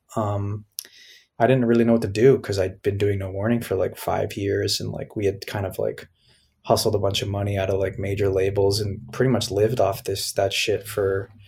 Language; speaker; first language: English; native; English